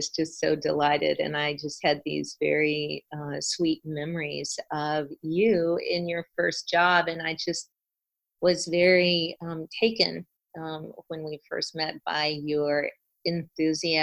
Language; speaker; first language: English; native; English